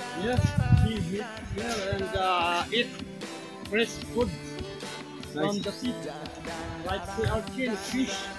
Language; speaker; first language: English; non-native, learner; Filipino